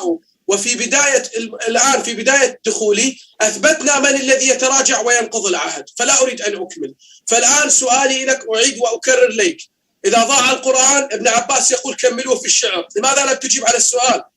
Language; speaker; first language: Arabic; native; Arabic